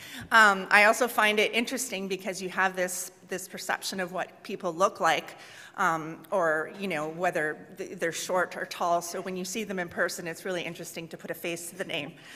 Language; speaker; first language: English; native; English